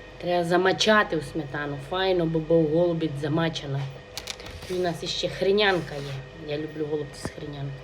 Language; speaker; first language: Ukrainian; native; Ukrainian